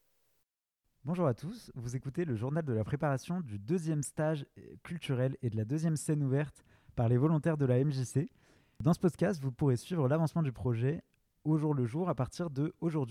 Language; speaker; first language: French; native; French